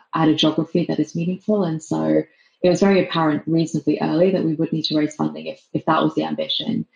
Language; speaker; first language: English; native; English